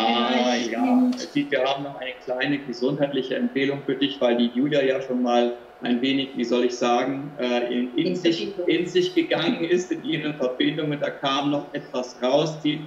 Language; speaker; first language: German; native; German